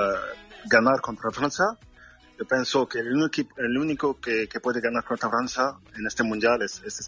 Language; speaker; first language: Spanish; non-native, fluent; French